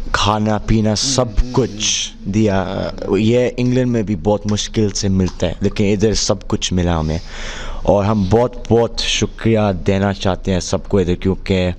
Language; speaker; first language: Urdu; early bilingual, heritage; Urdu